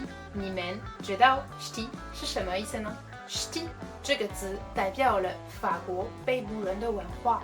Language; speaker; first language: Chinese; non-native, fluent; French